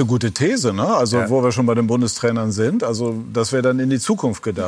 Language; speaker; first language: German; native; German